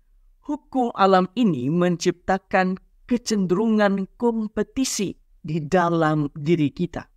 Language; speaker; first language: Indonesian; native; Indonesian